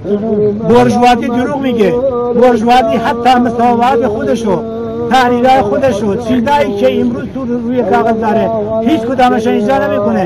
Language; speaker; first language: Persian; non-native, local second language; Central Kurdish